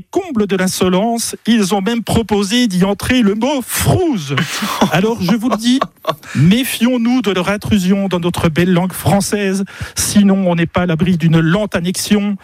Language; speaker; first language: French; native; French